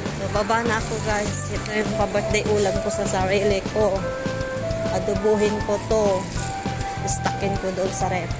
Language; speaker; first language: Filipino; native; Filipino